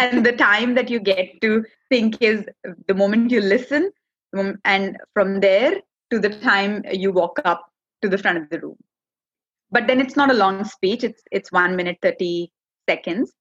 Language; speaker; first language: English; non-native, local second language; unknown